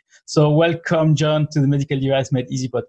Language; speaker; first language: English; non-native, fluent; French